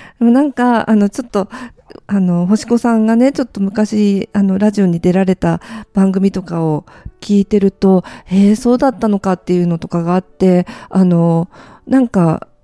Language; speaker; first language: Japanese; native; Japanese